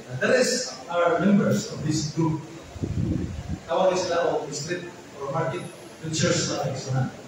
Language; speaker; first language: English; non-native, local second language; Cebuano